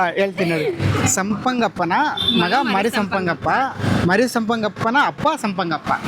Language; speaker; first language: Kannada; native; Kannada